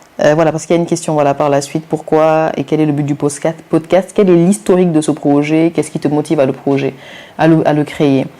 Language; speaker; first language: French; non-native, local second language; Wolof